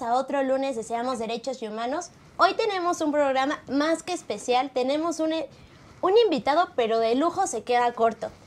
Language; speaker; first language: Spanish; native; Spanish